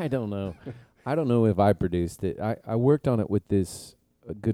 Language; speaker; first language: English; native; English